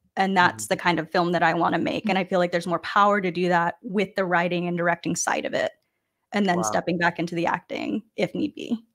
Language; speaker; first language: English; native; English